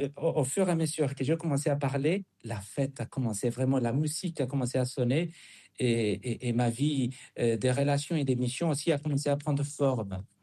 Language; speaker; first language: French; non-native, fluent; Spanish